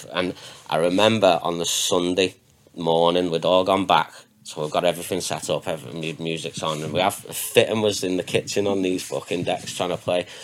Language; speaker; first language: English; native; English